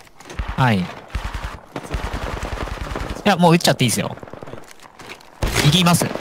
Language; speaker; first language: Japanese; native; Japanese